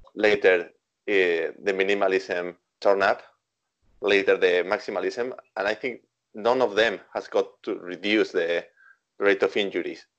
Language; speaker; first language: English; non-native, fluent; Spanish